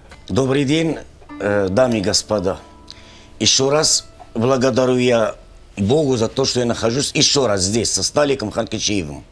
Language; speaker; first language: Russian; non-native, fluent; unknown